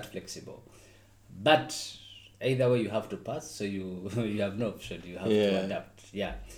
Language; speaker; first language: English; non-native, local second language; Nyankole